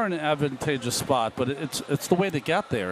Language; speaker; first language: English; native; English